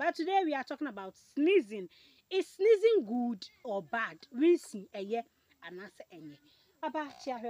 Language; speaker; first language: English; non-native, learner; Akan